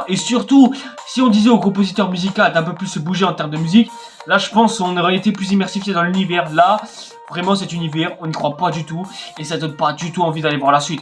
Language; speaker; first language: French; native; French